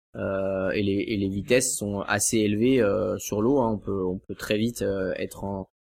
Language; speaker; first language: French; native; French